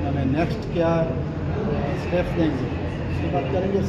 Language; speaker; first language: Hindi; non-native, local second language; Bangla